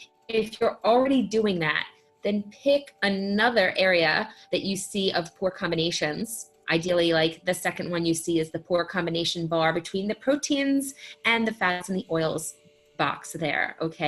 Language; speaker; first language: English; native; English